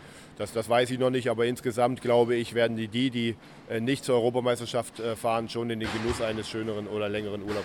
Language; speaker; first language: German; native; German